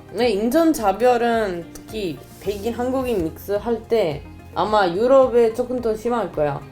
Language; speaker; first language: Korean; non-native, fluent; Italian